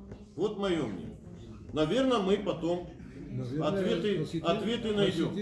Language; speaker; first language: Russian; native; Russian